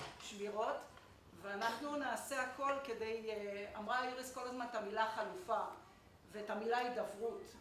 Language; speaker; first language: Hebrew; native; Hebrew